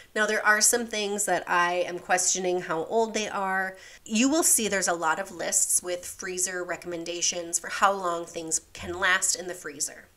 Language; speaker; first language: English; native; English